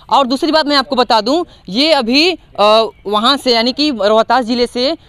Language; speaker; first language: Hindi; native; Hindi